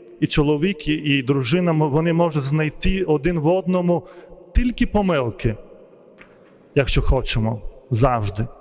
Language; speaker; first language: Ukrainian; non-native, fluent; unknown